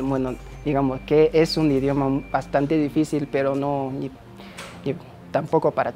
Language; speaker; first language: Spanish; non-native, fluent; Chinese